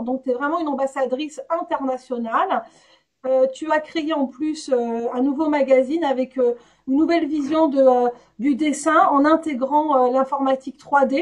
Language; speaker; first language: French; native; French